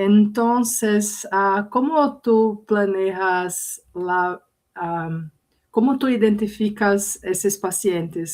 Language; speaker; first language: Spanish; non-native, learner; Portuguese